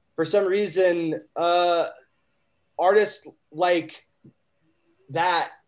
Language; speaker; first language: English; native; English